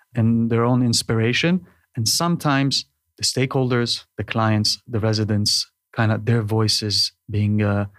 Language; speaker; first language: English; non-native, fluent; Hebrew